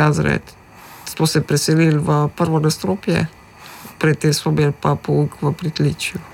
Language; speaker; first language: Slovenian; early bilingual, other home language; Macedonian